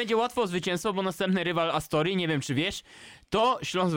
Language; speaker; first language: Polish; native; Polish